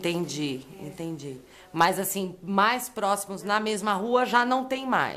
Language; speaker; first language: Portuguese; native; Portuguese